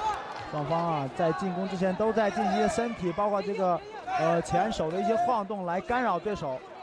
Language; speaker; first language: Chinese; native; Chinese